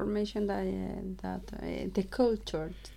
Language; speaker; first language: English; non-native, learner; Spanish